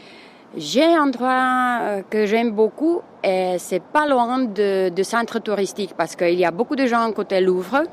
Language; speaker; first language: French; non-native, fluent; Czech